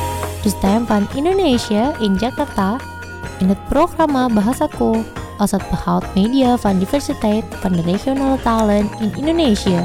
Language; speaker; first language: Dutch; non-native, learner; Indonesian